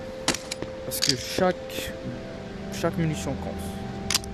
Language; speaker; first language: French; native; French